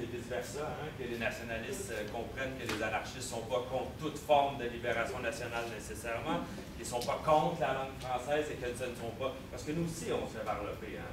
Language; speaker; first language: French; native; French